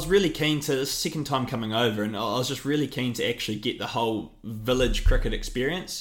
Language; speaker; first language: English; native; English